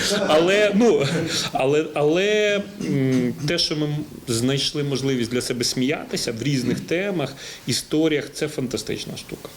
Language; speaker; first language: Ukrainian; native; Ukrainian